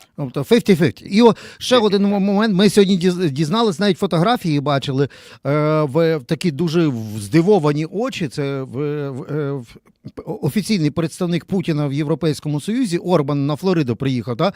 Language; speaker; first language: Ukrainian; native; Ukrainian